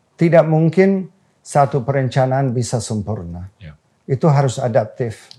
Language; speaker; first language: Indonesian; non-native, fluent; English